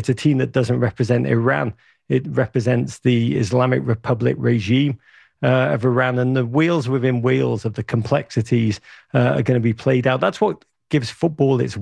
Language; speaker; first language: English; native; English